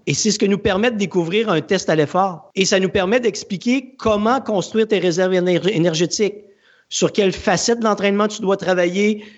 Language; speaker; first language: French; native; French